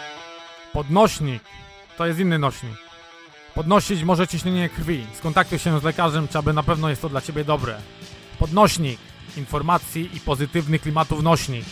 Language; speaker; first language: Polish; native; Polish